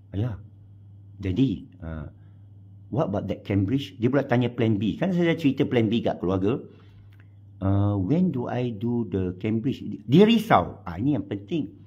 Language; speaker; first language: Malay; non-native, local second language; Chinese